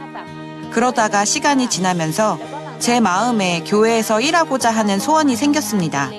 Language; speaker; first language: Korean; non-native, fluent; Thai